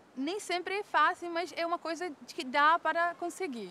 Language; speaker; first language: Portuguese; non-native, fluent; Czech